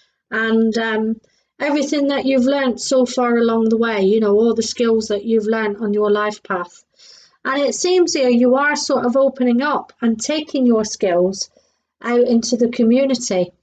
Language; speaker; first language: English; native; English